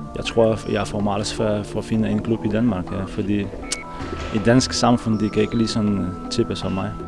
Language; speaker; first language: Danish; non-native, learner; Polish